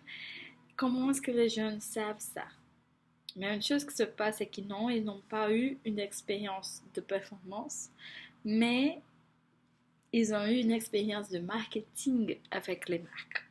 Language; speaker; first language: French; non-native, fluent; Portuguese